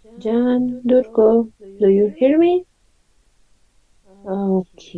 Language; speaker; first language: English; non-native, fluent; Spanish